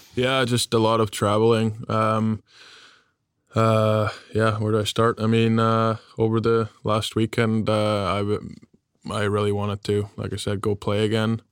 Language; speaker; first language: English; non-native, fluent; German